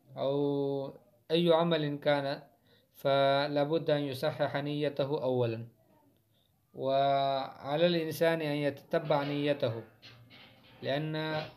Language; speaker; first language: Arabic; non-native, fluent; Hindi